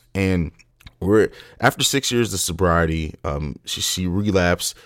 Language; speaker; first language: English; native; English